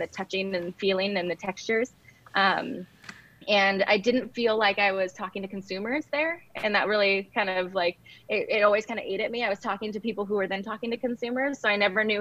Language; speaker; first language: English; native; English